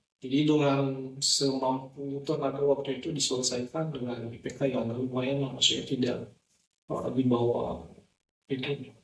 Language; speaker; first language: Indonesian; non-native, local second language; Nias